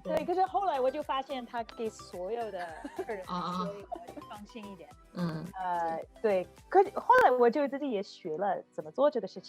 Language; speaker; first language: Chinese; non-native, fluent; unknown